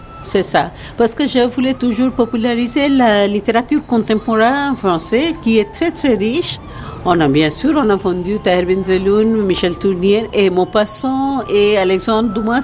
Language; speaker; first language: French; non-native, fluent; Bangla